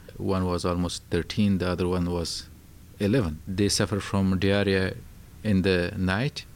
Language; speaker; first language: English; non-native, fluent; Pashto